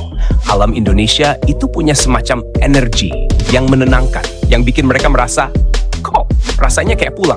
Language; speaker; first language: Indonesian; native; Indonesian